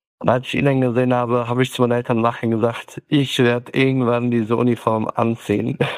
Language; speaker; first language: German; early bilingual, other home language; Turkish